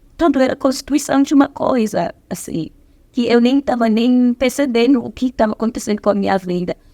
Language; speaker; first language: Portuguese; non-native, fluent; Zulu